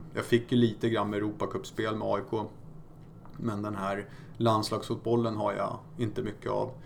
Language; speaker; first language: Swedish; early bilingual, other home language; Polish